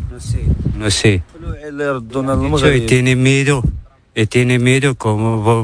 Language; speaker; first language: Spanish; non-native, learner; Arabic